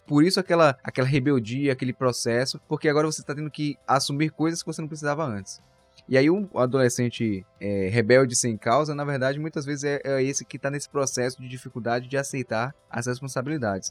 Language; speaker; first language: Portuguese; native; Portuguese